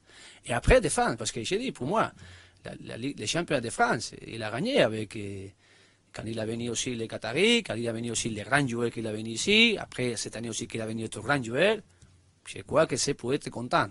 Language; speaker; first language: French; non-native, learner; Spanish